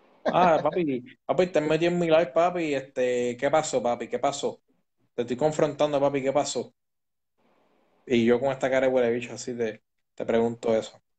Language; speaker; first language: Spanish; native; Spanish